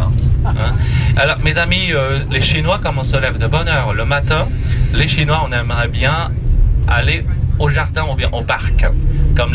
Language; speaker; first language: French; non-native, fluent; Chinese